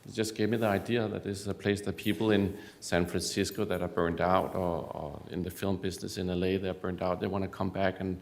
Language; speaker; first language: English; non-native, fluent; Danish